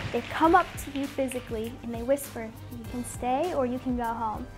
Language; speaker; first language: English; native; English